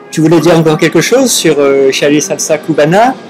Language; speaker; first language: French; native; French